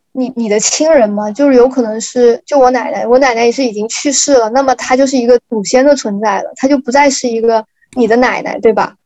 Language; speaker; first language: Chinese; native; Chinese